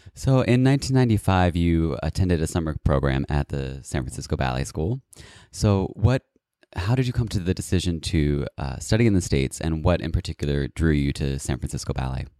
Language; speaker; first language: English; native; English